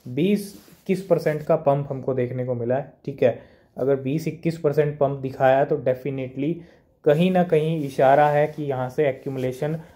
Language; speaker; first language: Hindi; native; Hindi